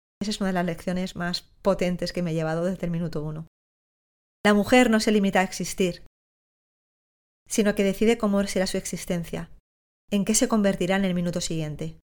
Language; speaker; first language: Spanish; native; Spanish